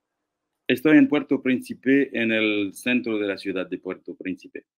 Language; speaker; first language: Spanish; non-native, fluent; Haitian Creole